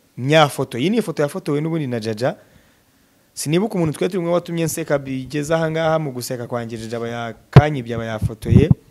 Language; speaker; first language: Kinyarwanda; native; Kinyarwanda